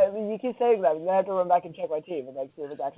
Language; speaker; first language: English; native; English